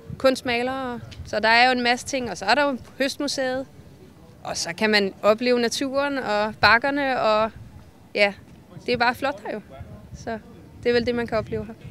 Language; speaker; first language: Danish; native; Danish